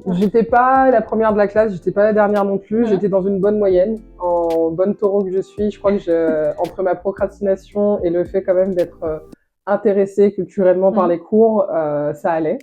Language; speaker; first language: French; native; French